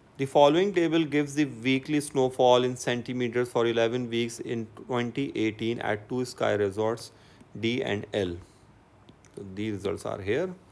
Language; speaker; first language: English; non-native, local second language; Urdu